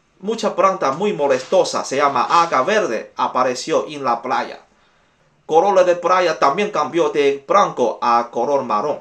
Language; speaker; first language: Spanish; non-native, learner; Chinese